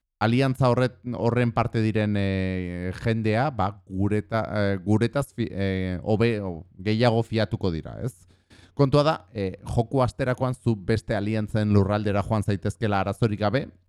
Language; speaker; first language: Basque; non-native, local second language; Spanish